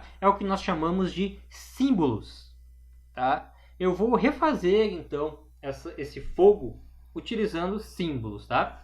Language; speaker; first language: Portuguese; native; Portuguese